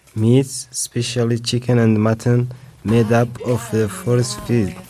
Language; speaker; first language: English; non-native, fluent; Arabic